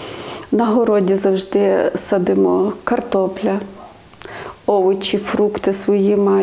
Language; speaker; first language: Ukrainian; native; Ukrainian